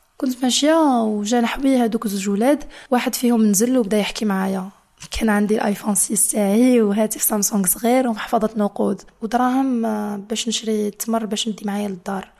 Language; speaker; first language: Arabic; non-native, fluent; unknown